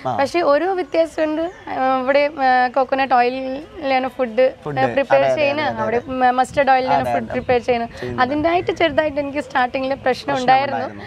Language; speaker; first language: Malayalam; non-native, fluent; Bangla